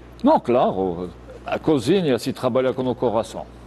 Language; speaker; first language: Portuguese; non-native, fluent; French